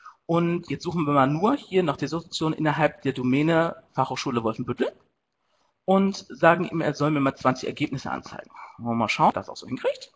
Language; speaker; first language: German; native; German